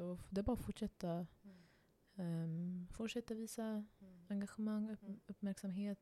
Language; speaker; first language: Swedish; non-native, local second language; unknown